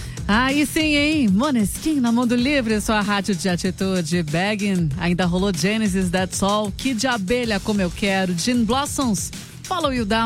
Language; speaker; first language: Portuguese; native; Portuguese